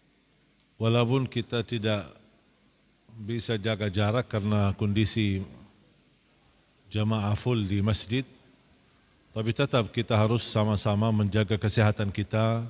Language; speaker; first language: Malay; non-native, fluent; Arabic